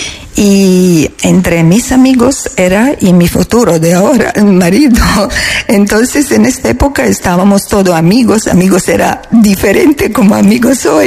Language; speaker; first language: Spanish; non-native, learner; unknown